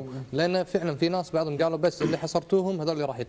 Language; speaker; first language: Arabic; native; Arabic